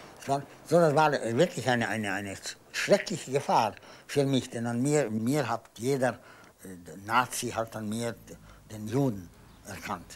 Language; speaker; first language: German; non-native, fluent; Polish